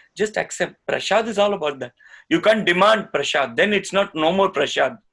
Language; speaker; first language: English; non-native, local second language; Tamil